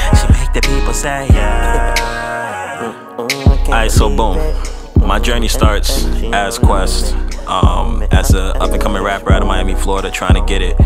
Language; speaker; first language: English; native; English